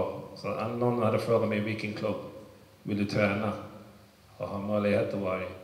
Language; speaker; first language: Swedish; early bilingual, other home language; English